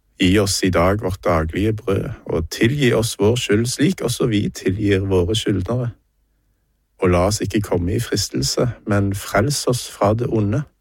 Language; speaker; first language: Norwegian; native; Norwegian